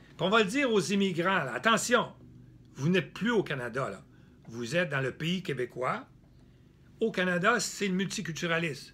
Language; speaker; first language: French; native; French